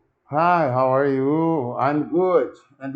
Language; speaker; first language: English; non-native, learner; Portuguese